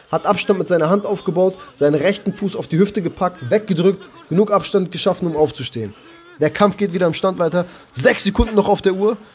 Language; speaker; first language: German; early bilingual, other home language; Armenian